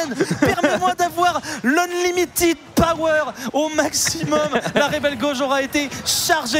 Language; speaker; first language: French; native; French